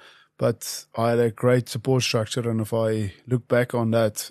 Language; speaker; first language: English; non-native, local second language; Afrikaans